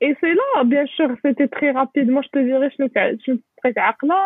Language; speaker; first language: French; non-native, local second language; Arabic